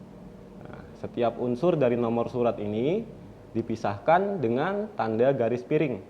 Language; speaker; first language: Indonesian; native; Indonesian